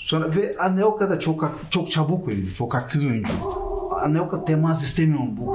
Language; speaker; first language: Turkish; non-native, learner; Portuguese